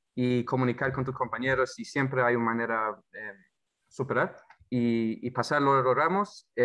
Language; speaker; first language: Spanish; non-native, fluent; English